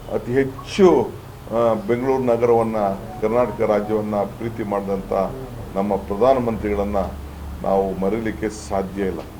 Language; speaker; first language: Kannada; native; Kannada